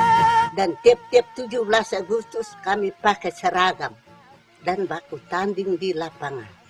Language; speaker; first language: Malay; non-native, local second language; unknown